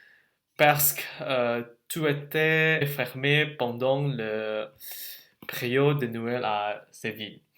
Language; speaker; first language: French; non-native, learner; Indonesian